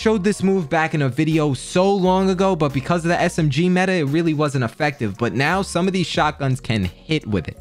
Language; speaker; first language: English; native; English